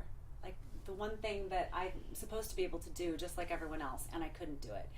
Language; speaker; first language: English; native; English